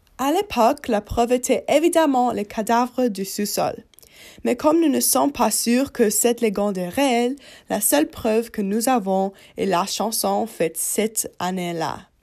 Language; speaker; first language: French; non-native, learner; English